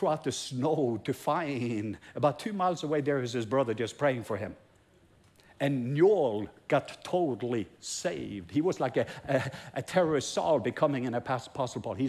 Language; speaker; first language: English; non-native, fluent; Norwegian